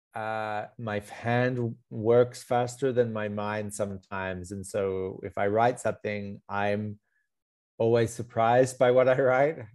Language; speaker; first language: English; native; English